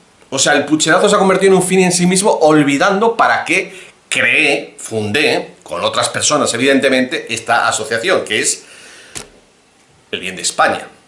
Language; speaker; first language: Spanish; native; Spanish